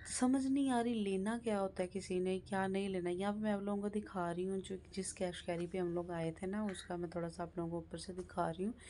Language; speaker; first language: Urdu; native; Urdu